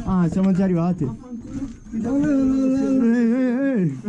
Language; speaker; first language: Italian; native; Italian